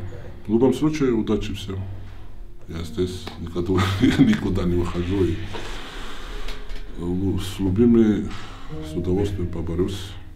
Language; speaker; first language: Russian; non-native, fluent; Georgian